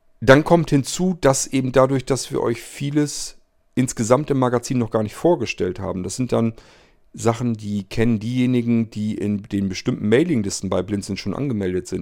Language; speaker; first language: German; native; German